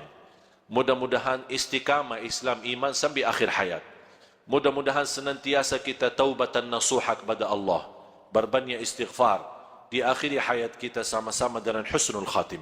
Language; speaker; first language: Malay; non-native, fluent; Arabic